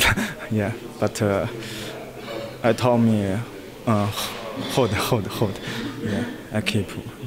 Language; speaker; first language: English; non-native, learner; Chinese